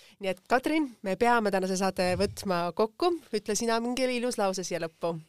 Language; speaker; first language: Estonian; native; Estonian